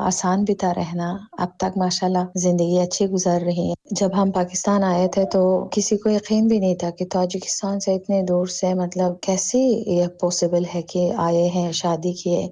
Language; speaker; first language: Urdu; non-native, fluent; Tajik